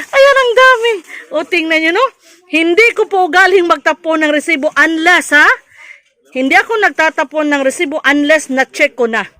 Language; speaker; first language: Filipino; non-native, local second language; Cebuano